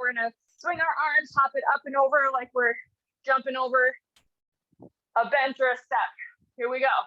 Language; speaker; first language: English; native; English